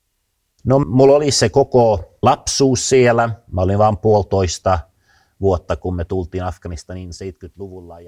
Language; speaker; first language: Finnish; early bilingual, heritage; Finnish